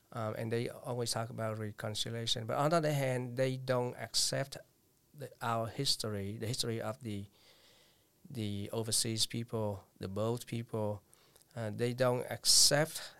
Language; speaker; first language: English; non-native, fluent; Vietnamese